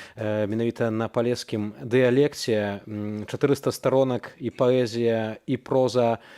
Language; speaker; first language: Belarusian; native; Belarusian